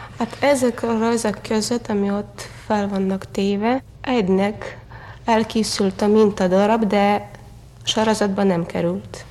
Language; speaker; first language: Hungarian; non-native, learner; Russian